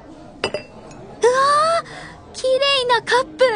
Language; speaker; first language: Japanese; non-native, learner; English